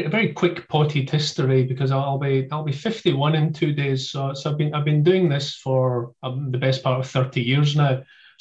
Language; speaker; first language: English; native; English